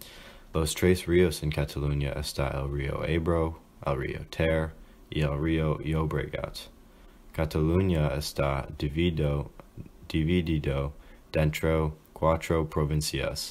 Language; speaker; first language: Spanish; non-native, learner; English